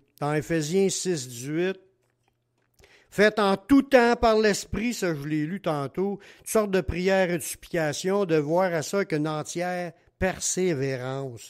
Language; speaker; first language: French; native; French